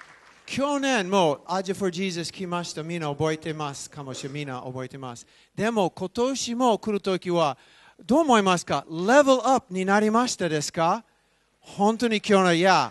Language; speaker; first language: Japanese; non-native, learner; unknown